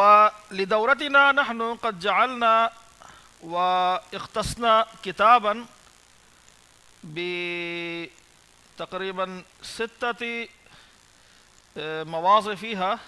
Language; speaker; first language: Arabic; non-native, fluent; Urdu